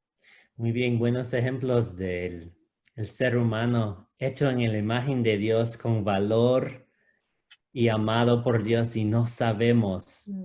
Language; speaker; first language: Spanish; non-native, fluent; English